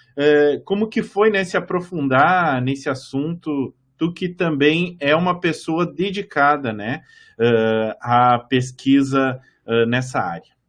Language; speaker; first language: Portuguese; native; Portuguese